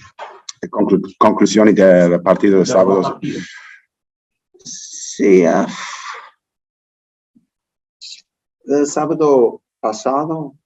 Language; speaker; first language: Spanish; non-native, learner; English